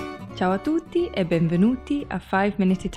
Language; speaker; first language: Italian; non-native, learner; English